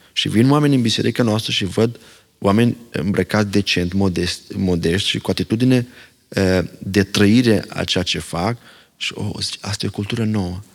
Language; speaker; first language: Romanian; non-native, local second language; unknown